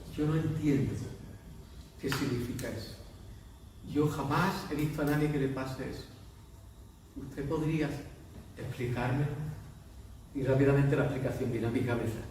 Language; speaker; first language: Spanish; native; Spanish